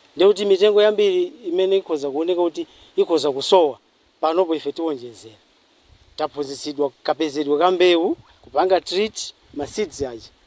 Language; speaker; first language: Nyanja; non-native, local second language; Tumbuka